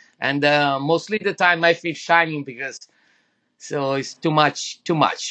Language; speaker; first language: English; non-native, fluent; Italian